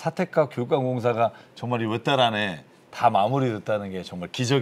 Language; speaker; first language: Korean; native; Korean